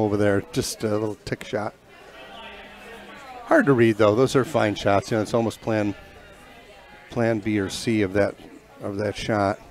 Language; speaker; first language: English; native; English